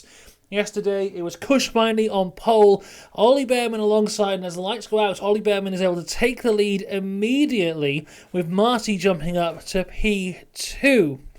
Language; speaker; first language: English; native; English